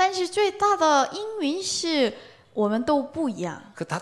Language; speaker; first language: Chinese; non-native, learner; Korean